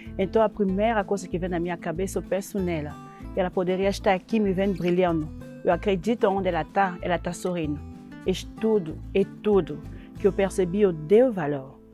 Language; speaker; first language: Portuguese; non-native, fluent; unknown